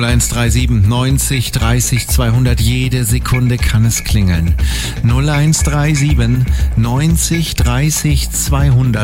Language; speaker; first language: German; native; German